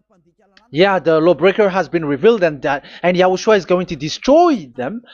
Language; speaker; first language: English; non-native, fluent; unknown